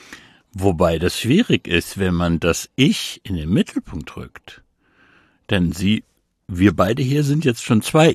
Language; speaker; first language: German; native; German